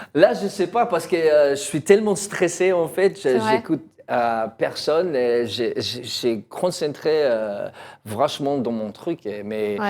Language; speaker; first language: French; non-native, learner; English